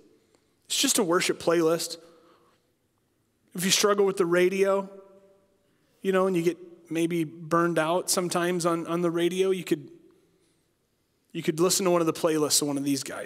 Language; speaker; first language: English; native; English